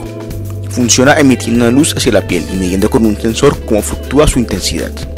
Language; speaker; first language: Spanish; native; Spanish